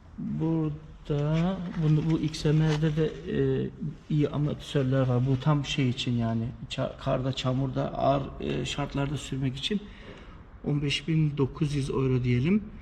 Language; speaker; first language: Turkish; early bilingual, heritage; Turkish